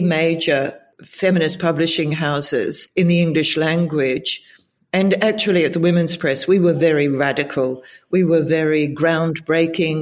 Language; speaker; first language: English; native; English